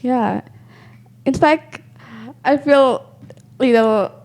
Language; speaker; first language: English; non-native, learner; Indonesian